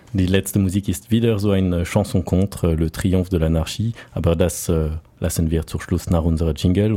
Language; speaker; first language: German; non-native, learner; French